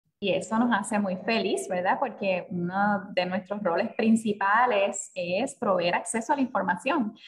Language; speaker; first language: Spanish; native; Spanish